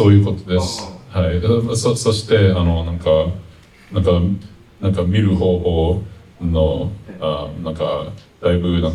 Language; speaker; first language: Japanese; non-native, fluent; English